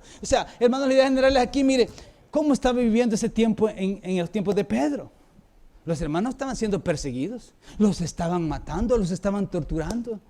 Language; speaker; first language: Spanish; native; Spanish